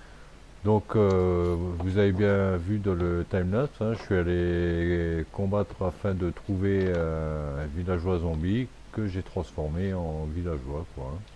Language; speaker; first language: French; native; French